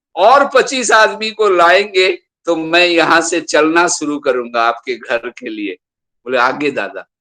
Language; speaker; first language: Hindi; non-native, local second language; Bangla